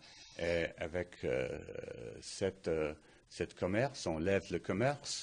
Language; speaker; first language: French; non-native, learner; English